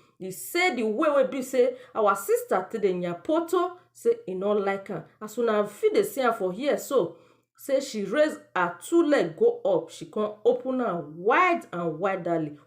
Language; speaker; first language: Nigerian Pidgin; native; Nigerian Pidgin